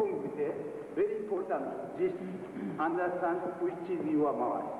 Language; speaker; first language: English; non-native, learner; Japanese